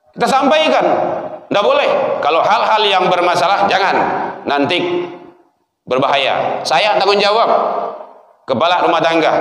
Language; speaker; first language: Malay; non-native, local second language; Minangkabau